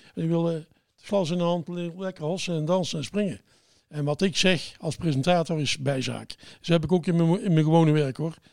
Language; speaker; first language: Dutch; native; Dutch